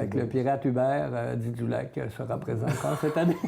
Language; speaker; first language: French; native; French